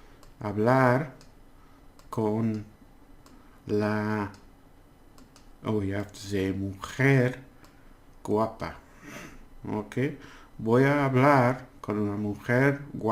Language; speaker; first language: Spanish; non-native, learner; English